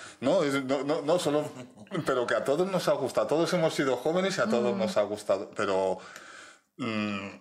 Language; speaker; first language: Spanish; native; Spanish